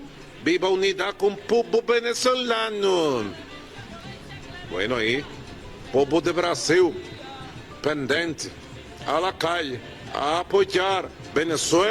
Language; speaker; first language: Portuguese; non-native, learner; Spanish